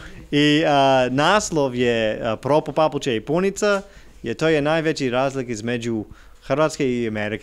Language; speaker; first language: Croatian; non-native, learner; English